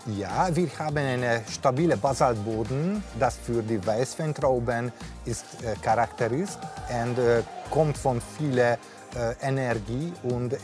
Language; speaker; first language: German; non-native, learner; Hungarian